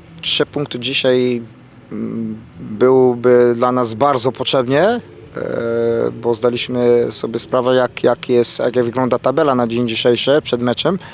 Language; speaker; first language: Polish; non-native, fluent; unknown